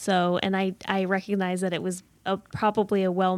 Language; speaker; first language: English; native; English